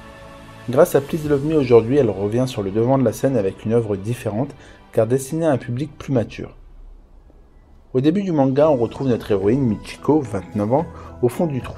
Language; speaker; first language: French; native; French